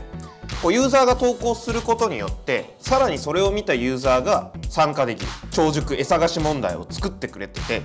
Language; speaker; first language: Japanese; native; Japanese